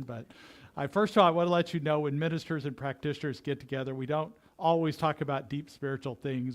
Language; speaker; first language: English; native; English